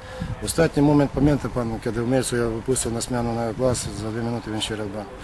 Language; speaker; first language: Polish; non-native, learner; Ukrainian